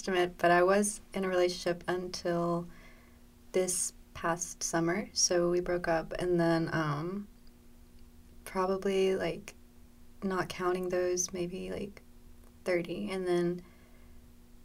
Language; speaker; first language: English; native; English